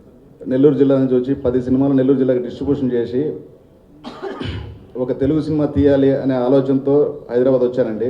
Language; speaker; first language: Telugu; native; Telugu